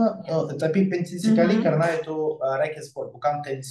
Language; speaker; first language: Indonesian; non-native, fluent; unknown